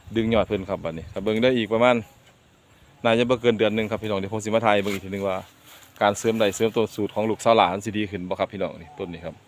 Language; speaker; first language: Thai; non-native, local second language; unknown